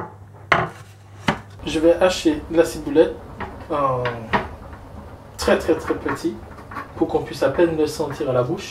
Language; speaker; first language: French; native; French